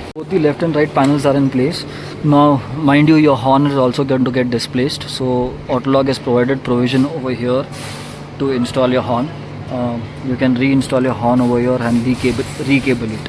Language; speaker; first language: English; non-native, local second language; Hindi